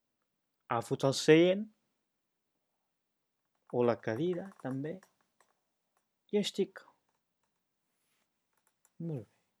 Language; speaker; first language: Catalan; non-native, learner; English